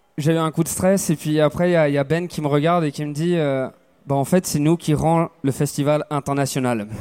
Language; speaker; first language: French; early bilingual, other home language; Swedish